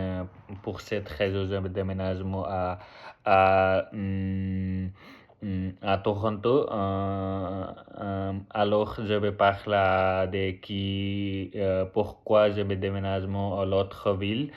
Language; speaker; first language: French; non-native, learner; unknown